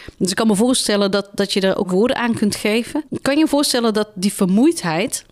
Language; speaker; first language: Dutch; early bilingual, other home language; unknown